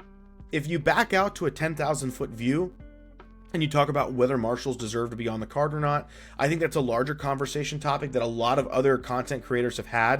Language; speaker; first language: English; native; English